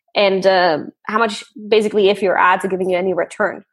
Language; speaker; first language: English; non-native, fluent; German